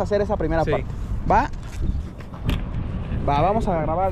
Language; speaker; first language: Spanish; native; Spanish